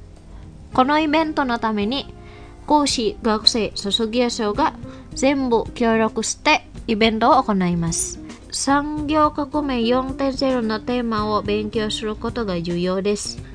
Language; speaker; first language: Japanese; non-native, fluent; Indonesian